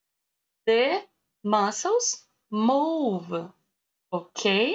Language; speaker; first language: English; non-native, learner; Portuguese